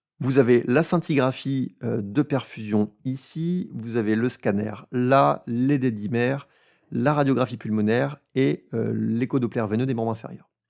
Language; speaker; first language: French; native; French